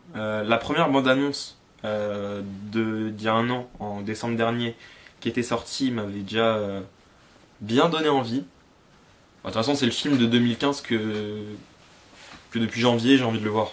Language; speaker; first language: French; native; French